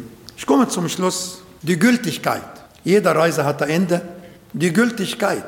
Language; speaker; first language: German; non-native, fluent; Arabic